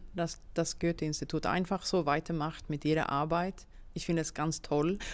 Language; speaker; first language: German; non-native, fluent; Swedish